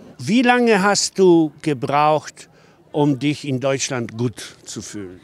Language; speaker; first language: German; non-native, fluent; Polish